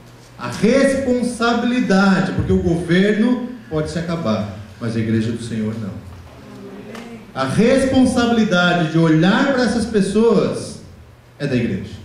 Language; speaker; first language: Portuguese; native; Portuguese